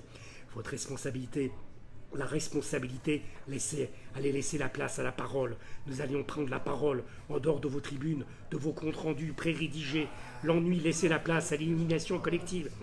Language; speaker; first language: French; native; French